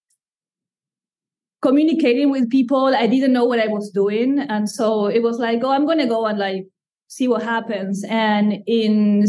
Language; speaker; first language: English; non-native, fluent; Spanish